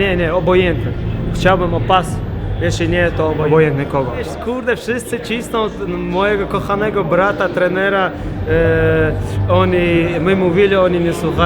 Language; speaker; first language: Polish; early bilingual, other home language; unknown